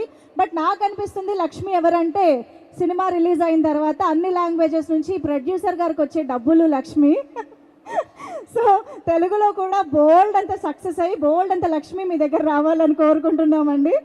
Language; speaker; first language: Telugu; native; Telugu